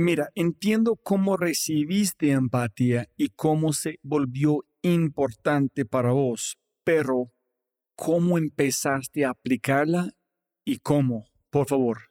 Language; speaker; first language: Spanish; non-native, fluent; English